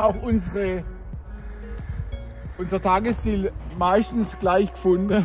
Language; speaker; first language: German; native; German